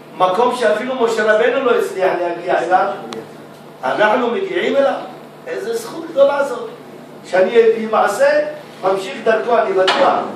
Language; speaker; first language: Hebrew; early bilingual, other home language; Arabic